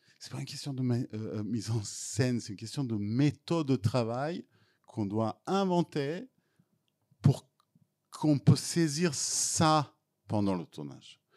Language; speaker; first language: French; non-native, fluent; Serbian